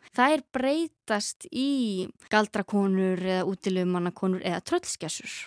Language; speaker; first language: Icelandic; native; Icelandic